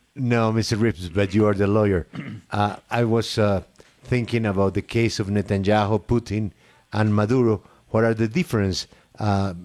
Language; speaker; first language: English; non-native, learner; Spanish